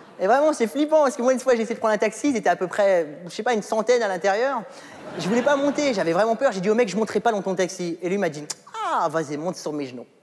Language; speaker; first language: French; early bilingual, other home language; Arabic